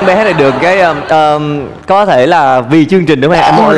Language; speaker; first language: Vietnamese; native; Vietnamese